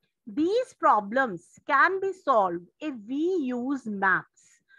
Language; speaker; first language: English; non-native, local second language; Hindi